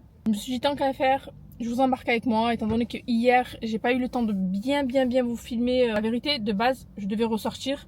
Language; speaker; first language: French; native; French